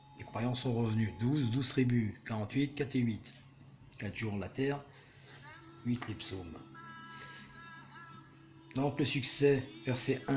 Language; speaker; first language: French; native; French